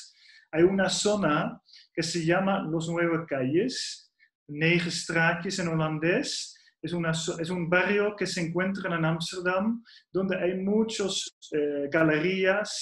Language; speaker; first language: Spanish; non-native, fluent; Dutch